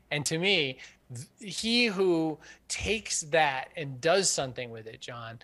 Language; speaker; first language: English; native; English